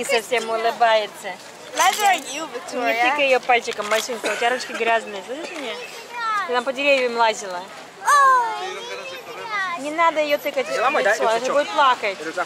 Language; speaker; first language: Russian; native; Russian